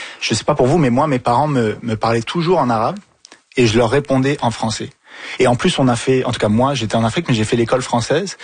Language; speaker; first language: French; early bilingual, other home language; Arabic